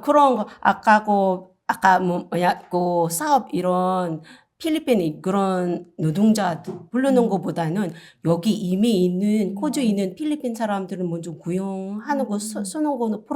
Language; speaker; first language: Korean; non-native, learner; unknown